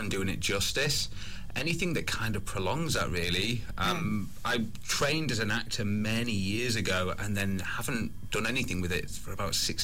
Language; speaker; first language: English; native; English